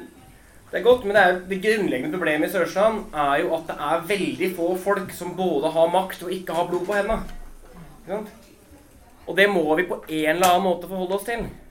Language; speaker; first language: Norwegian; native; Norwegian